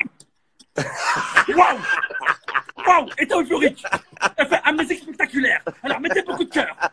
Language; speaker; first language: French; native; French